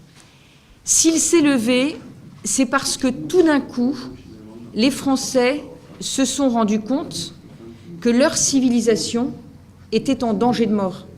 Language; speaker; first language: French; native; French